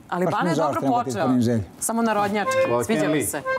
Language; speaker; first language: Serbian; native; Serbian